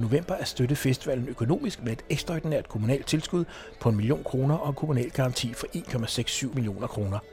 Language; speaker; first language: Danish; native; Danish